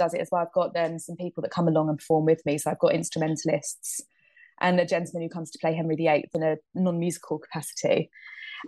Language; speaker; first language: English; native; English